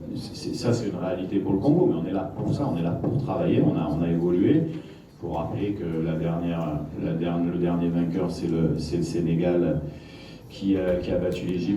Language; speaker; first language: French; native; French